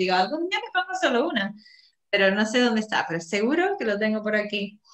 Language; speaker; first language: Spanish; non-native, fluent; English